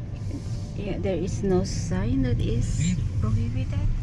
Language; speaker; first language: English; non-native, local second language; Filipino